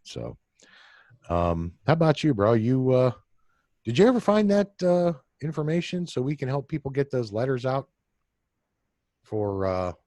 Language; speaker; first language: English; native; English